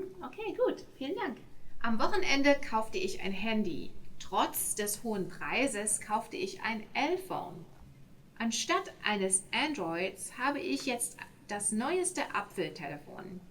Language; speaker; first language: German; non-native, fluent; English